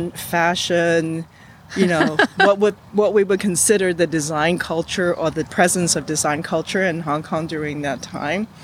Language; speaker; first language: English; non-native, local second language; Cantonese